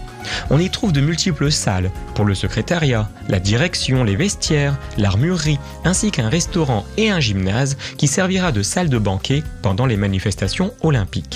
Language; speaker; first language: French; native; French